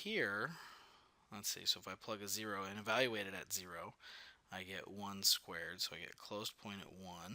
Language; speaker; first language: English; native; English